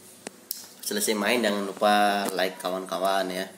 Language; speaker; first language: Indonesian; native; Indonesian